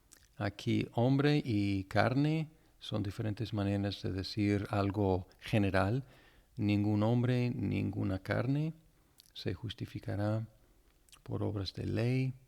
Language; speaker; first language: Spanish; non-native, fluent; English